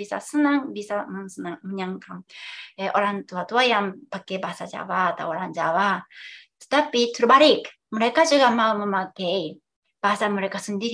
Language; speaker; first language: Indonesian; non-native, fluent; Japanese